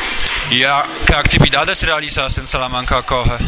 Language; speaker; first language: Spanish; native; Spanish